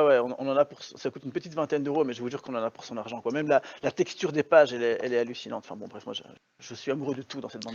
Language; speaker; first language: French; native; French